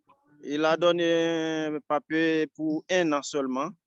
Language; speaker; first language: French; non-native, local second language; Haitian Creole